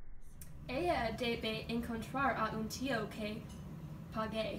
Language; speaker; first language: Spanish; non-native, learner; English